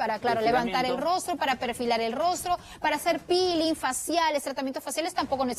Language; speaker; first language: Spanish; native; Spanish